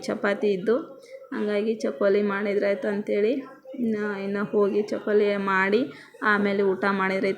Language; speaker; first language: Kannada; native; Kannada